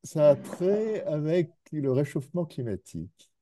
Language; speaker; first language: French; native; French